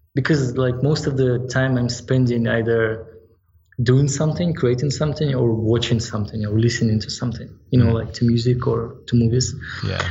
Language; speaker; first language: English; non-native, fluent; Ukrainian